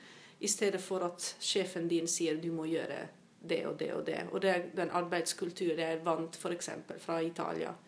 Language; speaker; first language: Norwegian; non-native, fluent; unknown